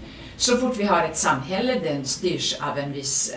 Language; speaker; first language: Swedish; non-native, fluent; Serbian